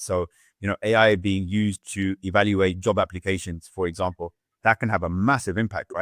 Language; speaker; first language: English; native; English